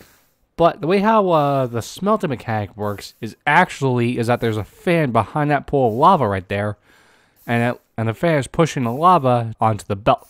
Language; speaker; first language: English; native; English